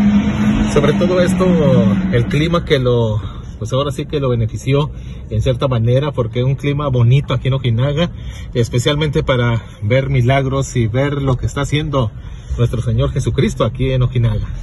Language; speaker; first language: Spanish; native; Spanish